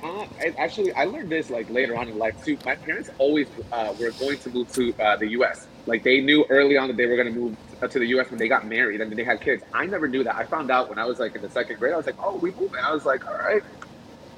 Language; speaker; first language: English; early bilingual, other home language; Spanish